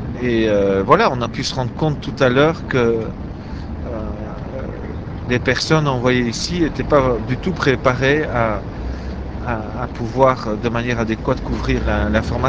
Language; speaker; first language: French; native; French